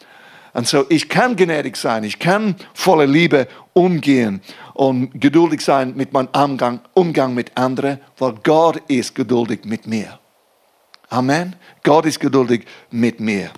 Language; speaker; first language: German; non-native, fluent; English